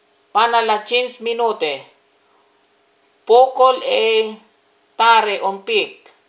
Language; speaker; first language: Romanian; non-native, learner; Filipino